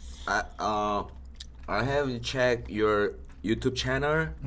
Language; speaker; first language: English; non-native, learner; Korean